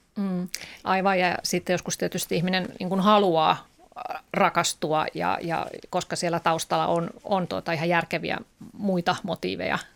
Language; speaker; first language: Finnish; native; Finnish